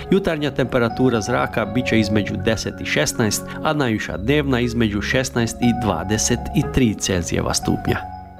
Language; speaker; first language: Croatian; early bilingual, heritage; Croatian